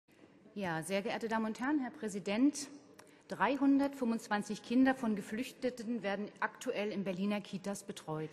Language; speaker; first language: German; native; German